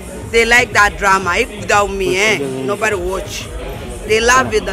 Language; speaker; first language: English; non-native, learner; Swahili